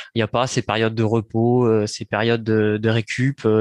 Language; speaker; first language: French; native; French